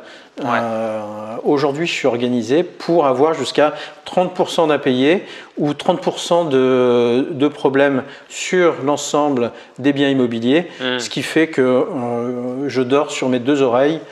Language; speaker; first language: French; native; French